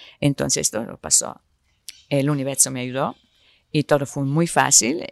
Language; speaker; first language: Spanish; non-native, fluent; Italian